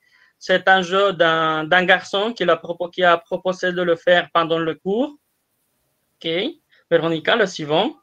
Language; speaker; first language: French; non-native, fluent; Spanish